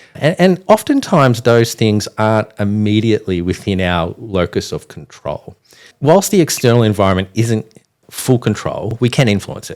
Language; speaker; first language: English; native; English